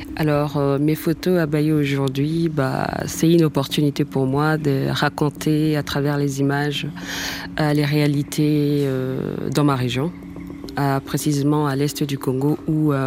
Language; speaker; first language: French; non-native, local second language; Swahili